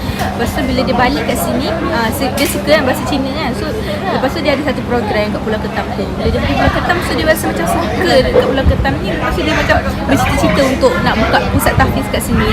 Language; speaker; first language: Malay; native; Malay